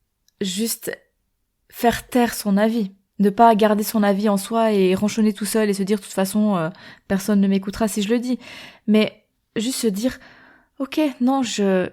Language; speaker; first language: French; native; French